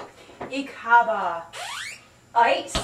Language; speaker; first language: German; non-native, learner; English